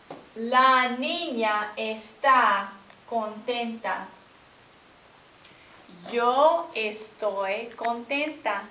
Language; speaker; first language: Spanish; non-native, fluent; English